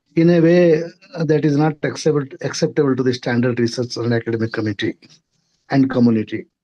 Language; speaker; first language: English; non-native, local second language; Marathi